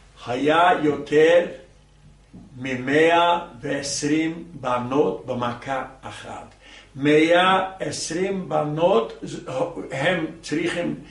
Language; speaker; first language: Hebrew; non-native, fluent; English